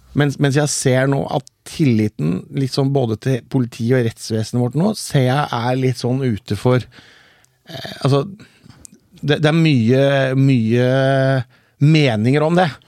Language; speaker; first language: Norwegian; native; Norwegian